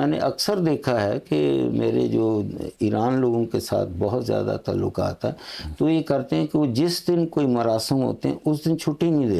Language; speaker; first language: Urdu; non-native, local second language; Punjabi